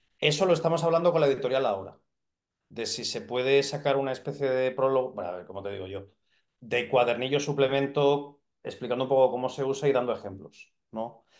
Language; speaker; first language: Spanish; native; Spanish